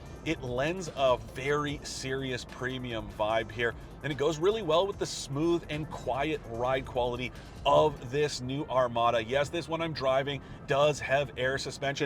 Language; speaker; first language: English; native; English